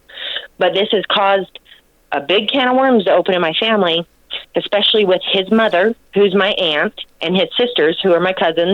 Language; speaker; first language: English; native; English